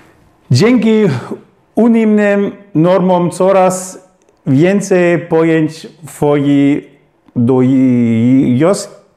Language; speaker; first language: Polish; non-native, learner; German